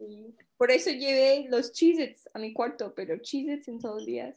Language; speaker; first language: Spanish; early bilingual, heritage; Spanish